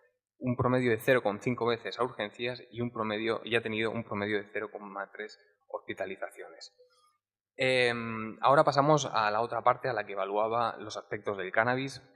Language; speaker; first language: Spanish; native; Spanish